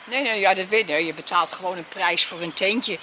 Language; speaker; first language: Dutch; native; Dutch